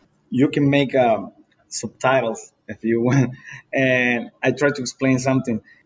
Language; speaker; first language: English; non-native, learner; Spanish